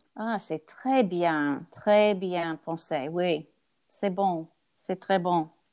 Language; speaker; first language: French; non-native, learner; English